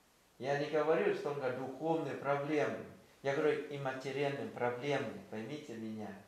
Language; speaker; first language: Russian; non-native, fluent; Thai